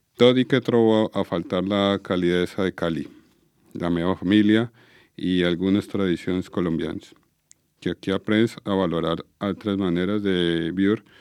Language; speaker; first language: Catalan; non-native, learner; Spanish